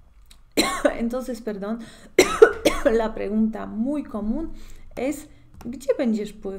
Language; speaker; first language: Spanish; non-native, fluent; Polish